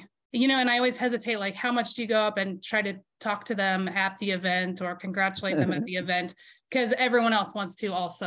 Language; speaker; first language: English; native; English